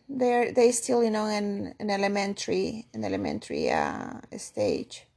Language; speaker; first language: English; non-native, fluent; Spanish